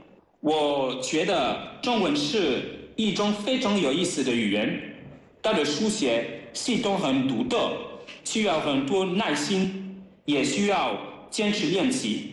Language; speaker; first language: Chinese; non-native, learner; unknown